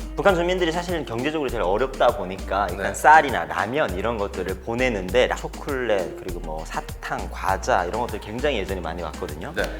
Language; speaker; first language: Korean; native; Korean